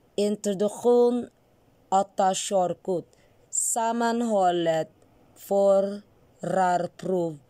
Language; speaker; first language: Swedish; non-native, learner; Filipino